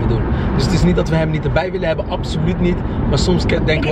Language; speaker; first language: Dutch; native; Dutch